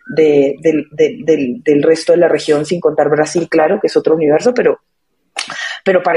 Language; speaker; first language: Spanish; native; Spanish